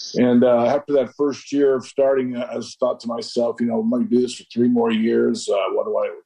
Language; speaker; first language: English; native; English